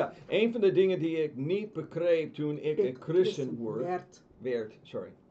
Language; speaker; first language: Dutch; non-native, fluent; English